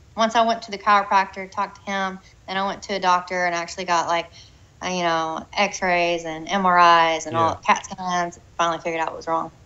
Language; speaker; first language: English; native; English